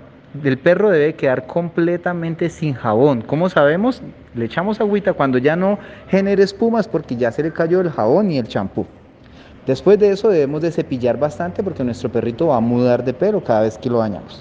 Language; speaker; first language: Spanish; native; Spanish